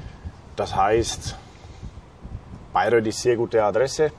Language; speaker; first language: German; non-native, fluent; Slovak